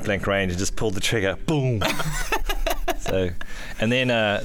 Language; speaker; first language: English; native; English